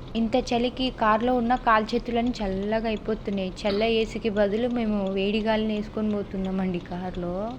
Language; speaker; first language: Telugu; native; Telugu